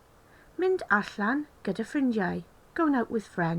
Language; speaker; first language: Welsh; non-native, local second language; English